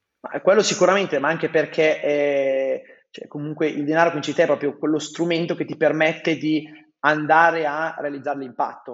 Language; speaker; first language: Italian; native; Italian